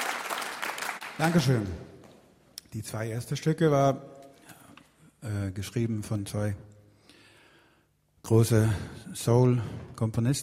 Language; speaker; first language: German; non-native, learner; Swedish